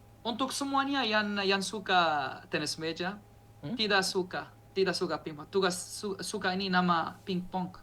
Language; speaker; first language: Indonesian; non-native, learner; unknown